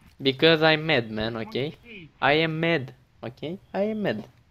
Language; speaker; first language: English; non-native, learner; Romanian